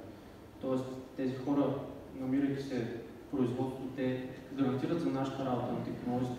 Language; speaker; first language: Bulgarian; native; Bulgarian